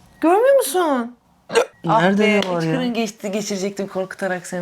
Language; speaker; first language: Turkish; native; Turkish